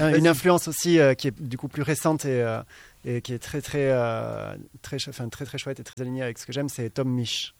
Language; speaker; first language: French; native; French